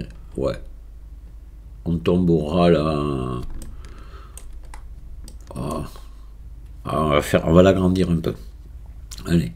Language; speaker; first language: French; native; French